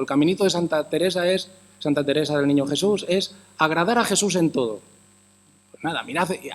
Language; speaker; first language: Spanish; native; Spanish